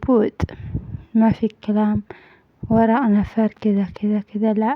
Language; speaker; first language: Arabic; non-native, learner; Amharic